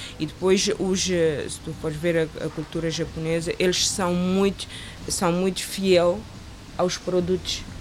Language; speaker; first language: Portuguese; non-native, local second language; Kabuverdianu